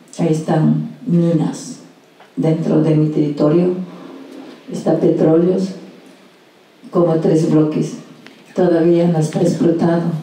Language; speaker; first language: Spanish; non-native, local second language; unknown